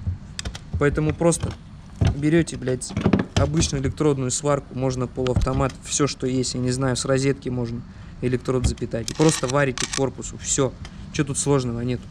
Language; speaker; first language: Russian; native; Russian